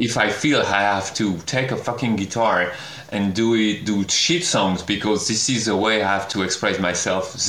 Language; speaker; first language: English; non-native, fluent; French